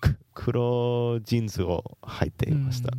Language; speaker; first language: Japanese; non-native, fluent; English